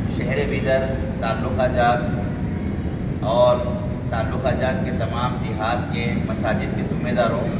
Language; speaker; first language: Urdu; native; Urdu